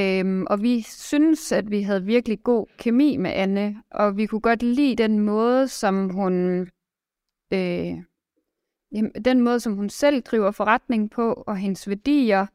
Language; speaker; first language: Danish; native; Danish